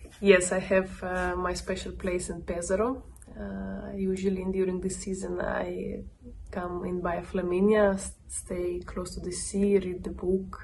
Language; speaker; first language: English; non-native, learner; Russian